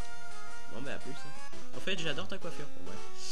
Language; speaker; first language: French; native; French